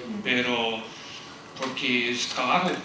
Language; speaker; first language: Spanish; non-native, fluent; German